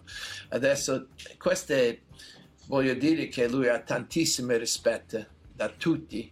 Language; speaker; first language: Italian; non-native, learner; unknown